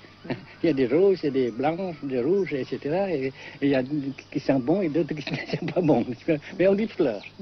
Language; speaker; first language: French; non-native, fluent; Vietnamese